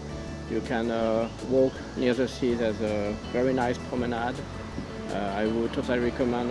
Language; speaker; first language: English; non-native, learner; French